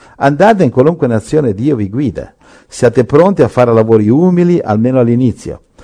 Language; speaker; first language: Italian; native; Italian